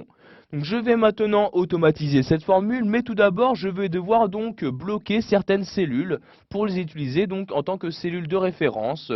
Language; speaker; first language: French; native; French